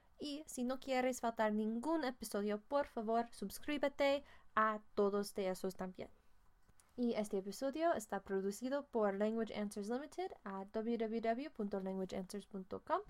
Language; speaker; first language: Spanish; non-native, learner; English